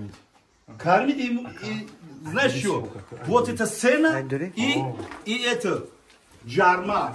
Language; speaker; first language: Russian; non-native, learner; Tajik